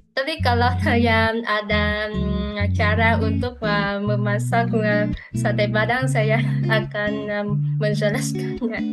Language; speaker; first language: Indonesian; non-native, fluent; Vietnamese